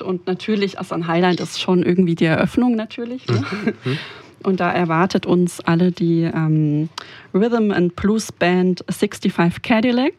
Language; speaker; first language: German; native; German